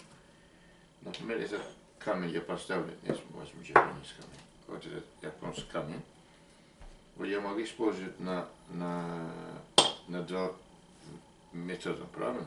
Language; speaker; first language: Russian; non-native, learner; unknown